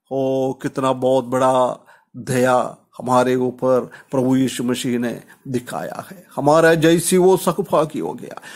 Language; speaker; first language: Hindi; non-native, local second language; Malayalam